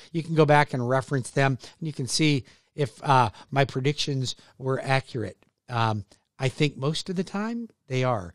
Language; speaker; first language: English; native; English